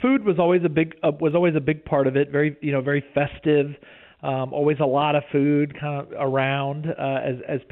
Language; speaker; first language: English; native; English